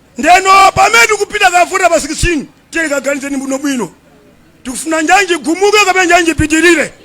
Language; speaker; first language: Nyanja; non-native, local second language; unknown